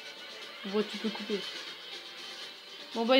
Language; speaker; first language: French; native; French